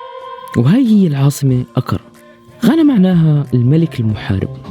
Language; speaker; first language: Arabic; native; Arabic